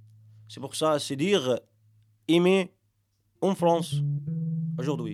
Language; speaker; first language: French; non-native, learner; Arabic